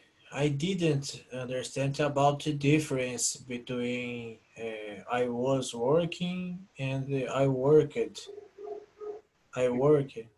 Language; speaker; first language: English; non-native, learner; Portuguese